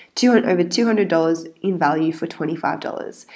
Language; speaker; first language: English; native; English